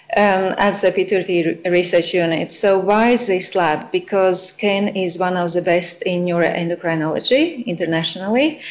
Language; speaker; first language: English; non-native, fluent; Latvian